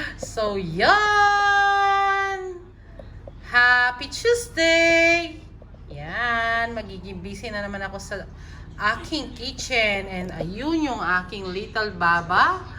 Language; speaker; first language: Filipino; non-native, local second language; Pampanga